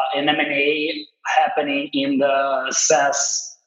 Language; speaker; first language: English; non-native, fluent; Portuguese